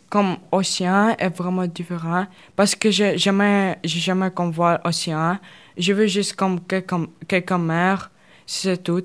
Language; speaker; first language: French; non-native, learner; Russian